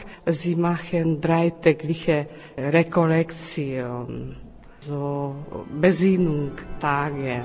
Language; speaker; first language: German; non-native, fluent; Czech